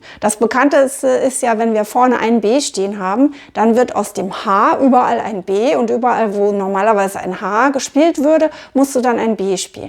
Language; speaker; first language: German; native; German